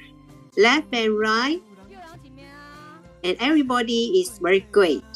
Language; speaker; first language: English; non-native, learner; Chinese